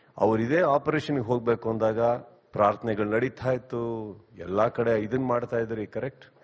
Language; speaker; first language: Kannada; native; Kannada